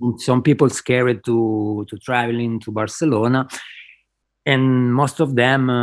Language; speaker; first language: English; non-native, fluent; Spanish